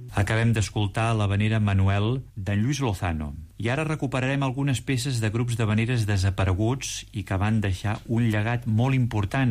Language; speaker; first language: Catalan; native; Catalan